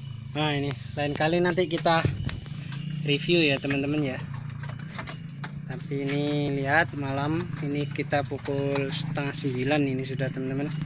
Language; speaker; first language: Indonesian; native; Indonesian